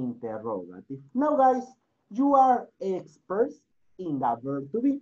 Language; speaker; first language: English; non-native, learner; Spanish